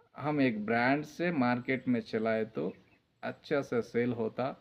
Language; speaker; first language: Hindi; non-native, local second language; Telugu